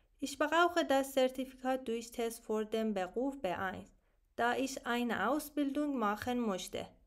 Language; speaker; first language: German; non-native, learner; Persian